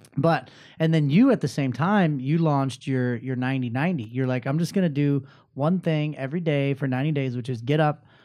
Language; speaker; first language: English; native; English